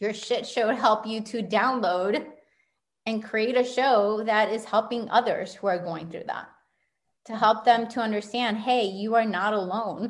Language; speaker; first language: English; early bilingual, other home language; Spanish